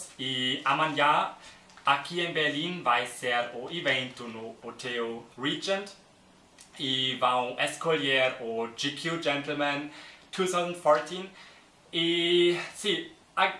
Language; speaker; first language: Portuguese; non-native, fluent; German